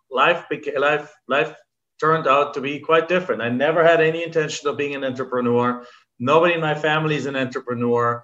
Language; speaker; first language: English; non-native, fluent; German